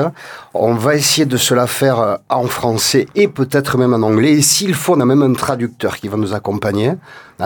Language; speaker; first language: French; native; French